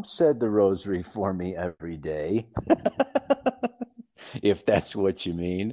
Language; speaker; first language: English; native; English